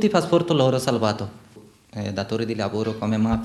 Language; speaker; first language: Italian; non-native, learner; Bangla